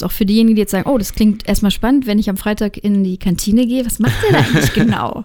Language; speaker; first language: German; native; German